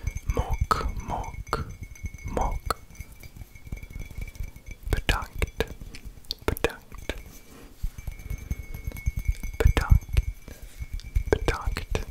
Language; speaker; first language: Dutch; non-native, learner; English